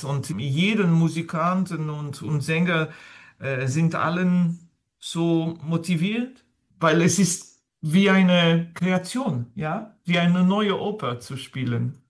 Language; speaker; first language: German; non-native, fluent; French